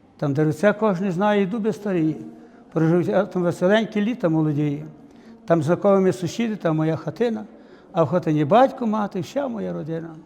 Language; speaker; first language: Ukrainian; native; Ukrainian